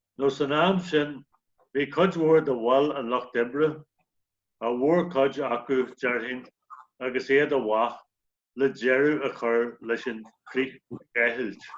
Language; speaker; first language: Irish; native; Irish